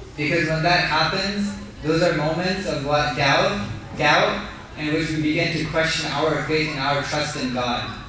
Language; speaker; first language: English; native; English